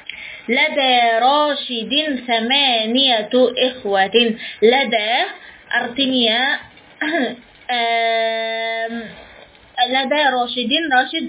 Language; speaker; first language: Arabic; non-native, fluent; Indonesian